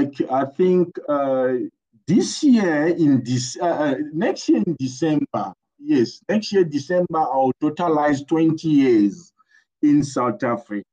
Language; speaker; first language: English; non-native, fluent; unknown